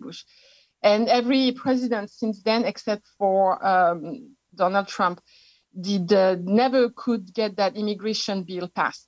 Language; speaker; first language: English; non-native, fluent; French